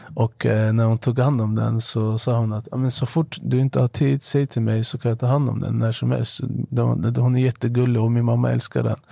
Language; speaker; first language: Swedish; non-native, fluent; Arabic